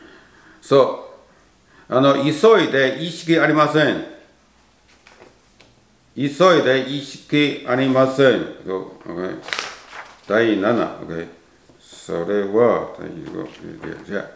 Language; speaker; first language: Japanese; non-native, learner; Chinese